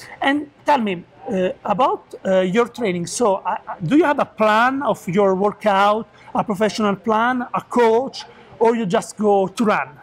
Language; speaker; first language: English; non-native, learner; Italian